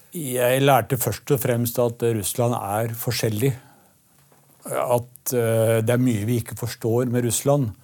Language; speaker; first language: Norwegian; native; Norwegian